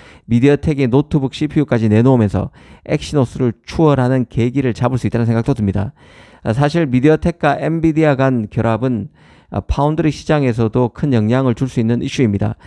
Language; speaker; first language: Korean; native; Korean